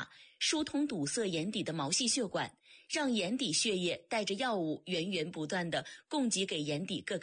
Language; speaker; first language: Chinese; native; Chinese